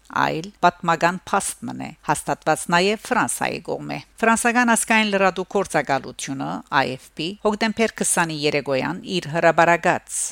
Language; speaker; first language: Armenian; early bilingual, heritage; Armenian